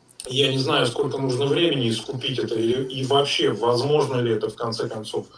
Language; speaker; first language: Russian; native; Russian